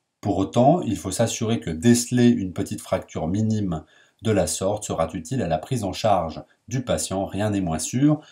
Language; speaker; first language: French; native; French